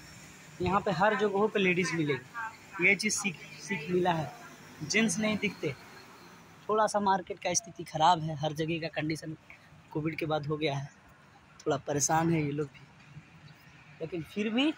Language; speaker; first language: Hindi; non-native, local second language; Bhojpuri